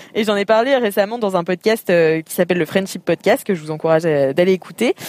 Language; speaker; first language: French; native; French